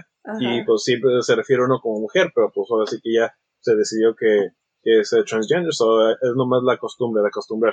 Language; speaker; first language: Spanish; native; Spanish